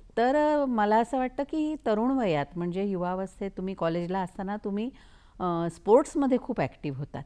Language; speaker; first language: Marathi; native; Marathi